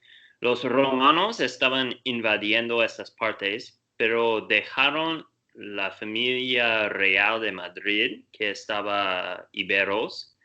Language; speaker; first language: Spanish; non-native, learner; English